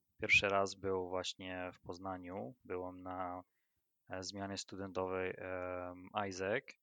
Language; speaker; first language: Polish; non-native, learner; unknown